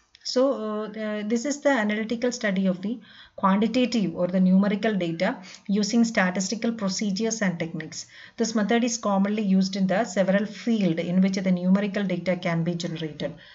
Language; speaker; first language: English; non-native, local second language; Malayalam